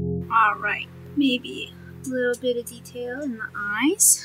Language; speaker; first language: English; native; English